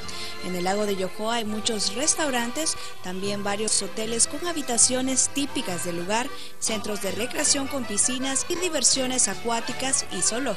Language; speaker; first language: Spanish; native; Spanish